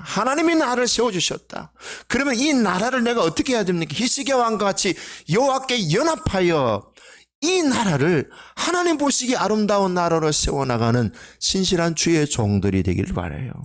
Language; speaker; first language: Korean; native; Korean